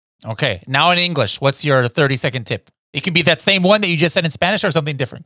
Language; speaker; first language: English; native; English